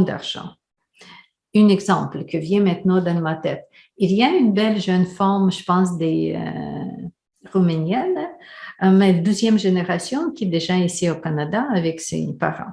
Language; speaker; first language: French; non-native, fluent; Ukrainian